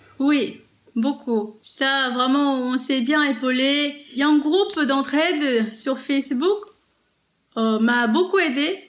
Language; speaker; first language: French; non-native, fluent; Korean